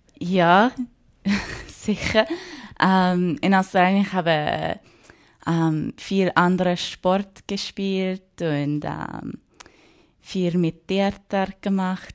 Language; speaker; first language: German; non-native, learner; English